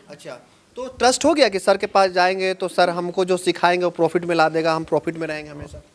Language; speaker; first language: Hindi; native; Hindi